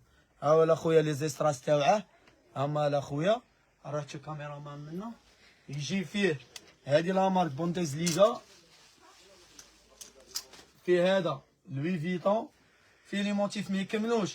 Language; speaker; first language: Arabic; native; Arabic